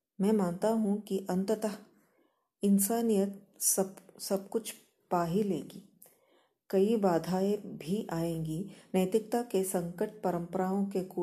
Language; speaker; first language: Hindi; non-native, local second language; Kannada